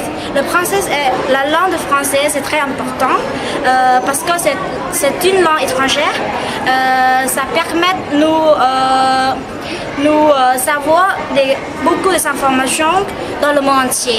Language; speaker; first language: French; non-native, learner; Khmer